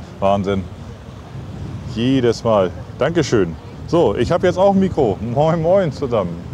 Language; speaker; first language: German; native; German